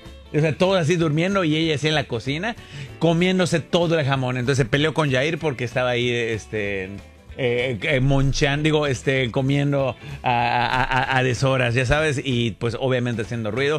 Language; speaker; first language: Spanish; native; Spanish